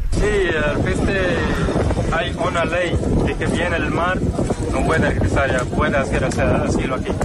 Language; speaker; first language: Spanish; non-native, learner; Arabic